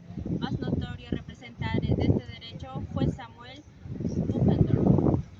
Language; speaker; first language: Spanish; native; Spanish